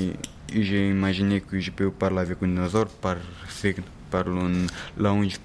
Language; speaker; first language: French; non-native, learner; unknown